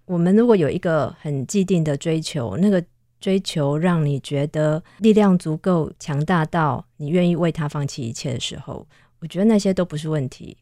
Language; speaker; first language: Chinese; native; Chinese